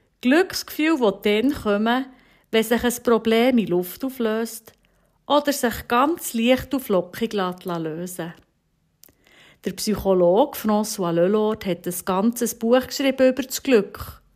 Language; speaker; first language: German; native; German